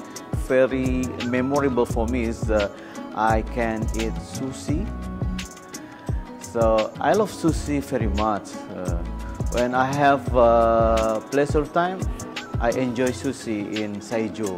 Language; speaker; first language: English; non-native, learner; Indonesian